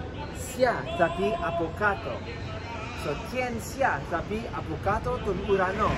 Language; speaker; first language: Greek; early bilingual, heritage; English